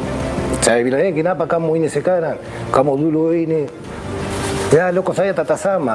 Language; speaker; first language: Indonesian; non-native, local second language; Spanish